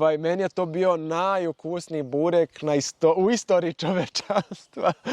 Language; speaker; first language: Serbian; non-native, fluent; Portuguese